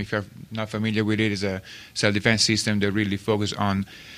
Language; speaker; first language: English; non-native, fluent; Italian